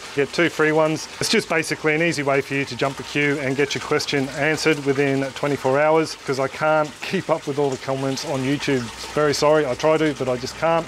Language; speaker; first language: English; native; English